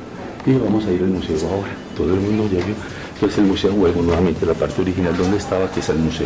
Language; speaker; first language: Spanish; native; Spanish